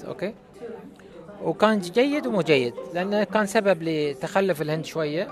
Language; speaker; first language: Arabic; native; Arabic